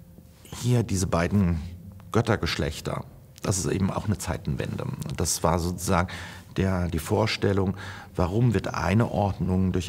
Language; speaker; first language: German; native; German